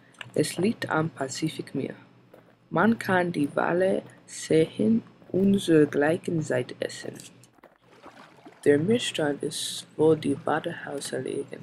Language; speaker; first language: German; non-native, learner; English